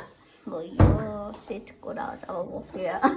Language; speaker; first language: German; non-native, learner; Korean